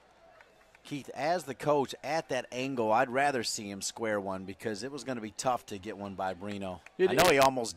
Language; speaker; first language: English; native; English